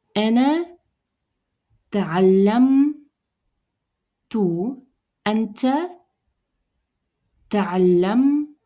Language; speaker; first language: Arabic; non-native, fluent; Russian